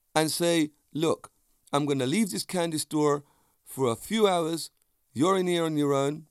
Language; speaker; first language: English; native; English